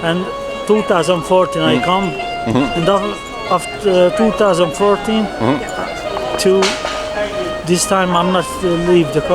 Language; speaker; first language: English; non-native, learner; Hungarian